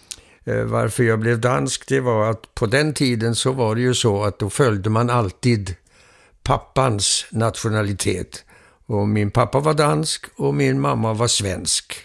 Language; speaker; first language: Swedish; early bilingual, heritage; Swedish